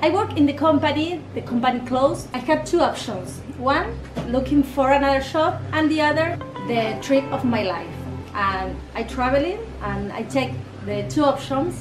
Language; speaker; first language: English; non-native, learner; Spanish